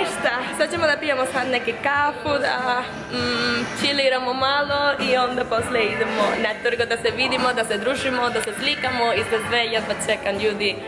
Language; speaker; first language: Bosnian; non-native, fluent; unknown